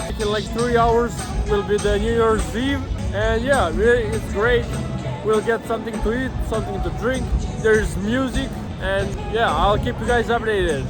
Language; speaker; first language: English; non-native, fluent; Serbian